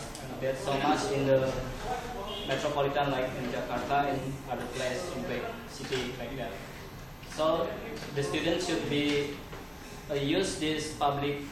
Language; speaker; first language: English; non-native, learner; Indonesian